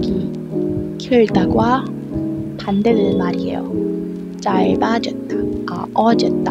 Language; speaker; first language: Korean; non-native, learner; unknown